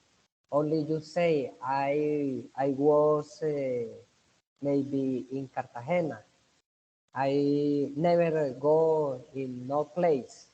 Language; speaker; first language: English; non-native, learner; Spanish